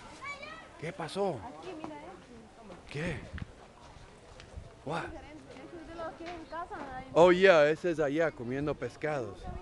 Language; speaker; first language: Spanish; non-native, fluent; English